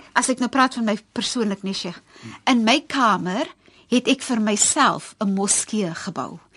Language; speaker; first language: Afrikaans; native; Afrikaans